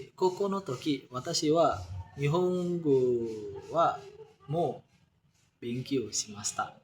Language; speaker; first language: Japanese; non-native, learner; Indonesian